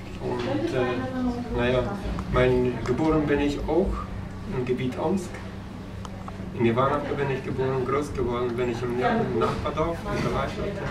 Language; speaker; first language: German; early bilingual, heritage; German